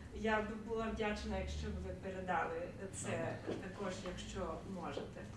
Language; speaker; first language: Ukrainian; early bilingual, heritage; Ukrainian